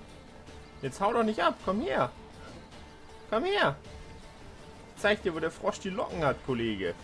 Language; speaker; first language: German; native; German